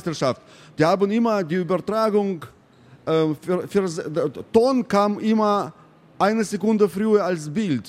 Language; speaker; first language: German; non-native, fluent; Russian